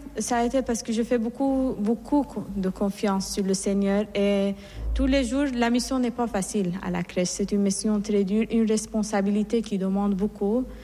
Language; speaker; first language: French; non-native, fluent; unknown